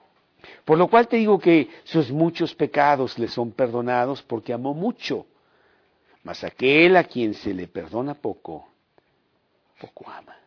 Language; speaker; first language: Spanish; native; Spanish